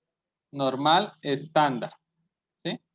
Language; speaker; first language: Spanish; native; Spanish